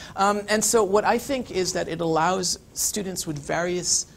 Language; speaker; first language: English; native; English